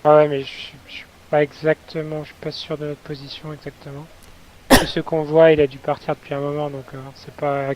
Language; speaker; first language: French; native; French